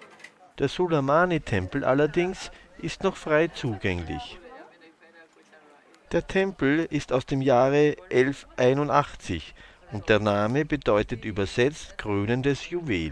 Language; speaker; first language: German; native; German